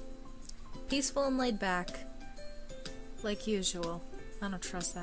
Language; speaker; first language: English; native; English